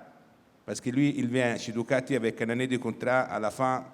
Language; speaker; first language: French; non-native, fluent; Italian